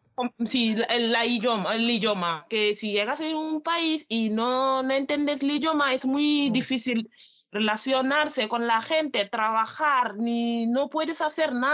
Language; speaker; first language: Spanish; non-native, learner; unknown